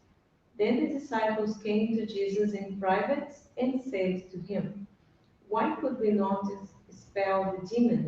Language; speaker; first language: English; non-native, fluent; Portuguese